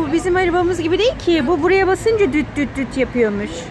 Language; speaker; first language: Turkish; native; Turkish